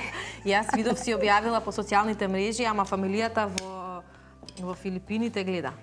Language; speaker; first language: Macedonian; native; Macedonian